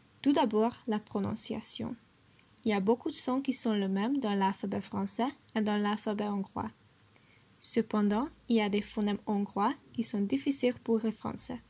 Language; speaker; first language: French; non-native, learner; Hungarian